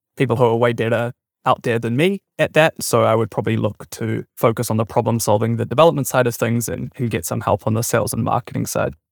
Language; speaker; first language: English; native; English